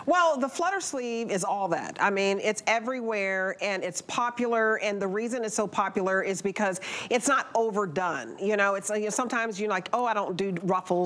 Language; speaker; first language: English; native; English